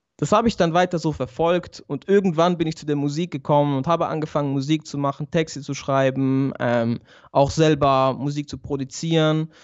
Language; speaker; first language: German; early bilingual, other home language; Italian